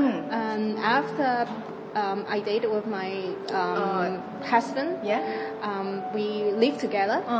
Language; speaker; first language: English; non-native, fluent; Cantonese